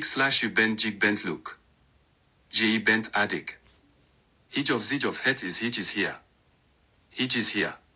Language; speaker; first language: Dutch; non-native, learner; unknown